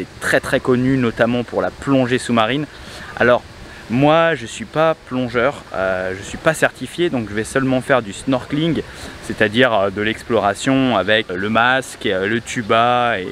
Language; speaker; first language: French; native; French